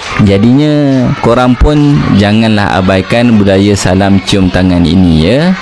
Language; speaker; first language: Malay; native; Malay